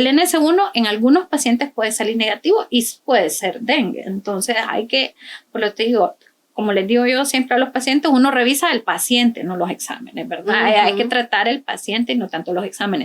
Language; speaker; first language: Spanish; native; Spanish